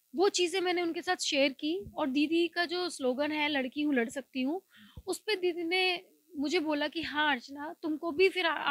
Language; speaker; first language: Hindi; native; Hindi